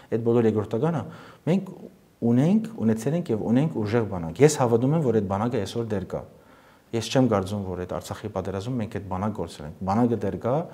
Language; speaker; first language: Armenian; early bilingual, heritage; Armenian